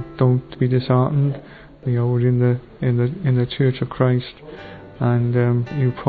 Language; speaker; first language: English; native; English